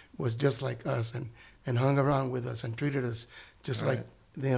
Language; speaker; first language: English; early bilingual, other home language; Spanish